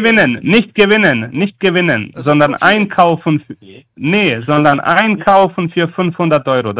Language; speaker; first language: German; non-native, fluent; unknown